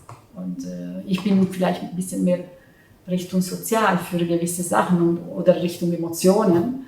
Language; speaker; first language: German; non-native, fluent; Italian